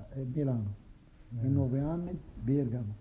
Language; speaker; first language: Italian; non-native, local second language; Arabic